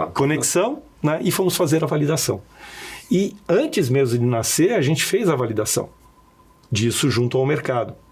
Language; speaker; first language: Portuguese; early bilingual, other home language; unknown